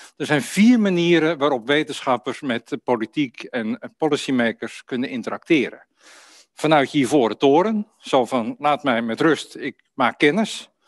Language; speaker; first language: Dutch; native; Dutch